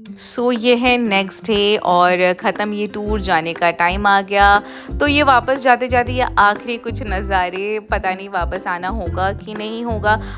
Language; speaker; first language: Hindi; non-native, local second language; Bangla